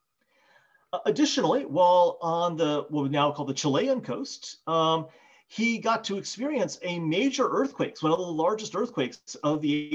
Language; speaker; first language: English; native; English